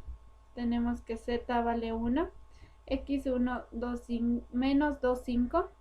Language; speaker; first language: Spanish; native; Spanish